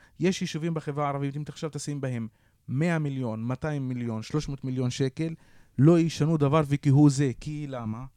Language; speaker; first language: Hebrew; non-native, local second language; Arabic